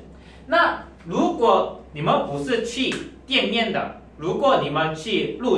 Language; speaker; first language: Chinese; non-native, fluent; Korean